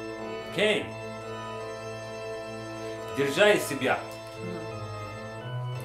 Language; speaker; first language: Russian; non-native, learner; English